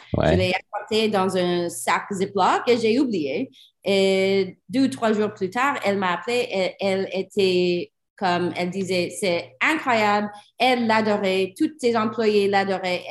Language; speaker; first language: French; non-native, learner; English